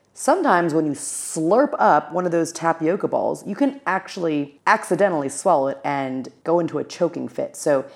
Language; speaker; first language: English; native; English